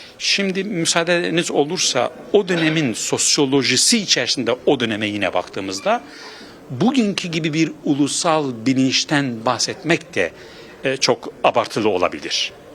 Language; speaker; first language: Turkish; non-native, local second language; Kurdish